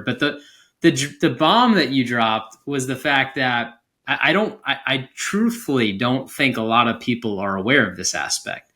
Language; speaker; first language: English; native; English